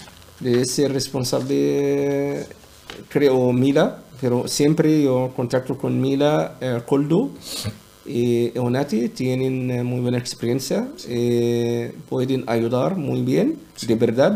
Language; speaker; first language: Spanish; non-native, learner; Arabic